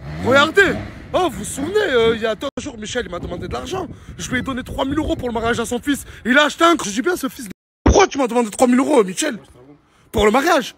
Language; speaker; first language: French; native; French